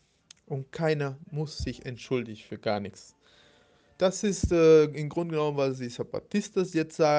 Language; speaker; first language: German; non-native, fluent; Spanish